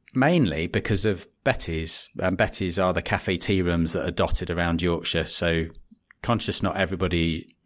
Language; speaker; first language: English; native; English